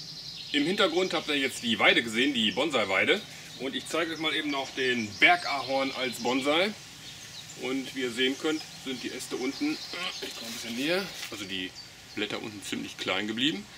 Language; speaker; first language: German; native; German